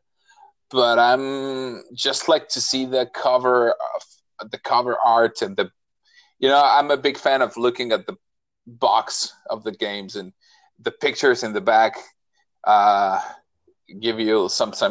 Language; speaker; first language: English; non-native, fluent; Spanish